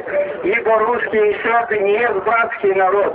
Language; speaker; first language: Russian; non-native, fluent; Serbian